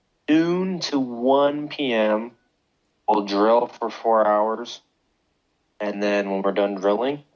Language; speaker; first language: English; native; English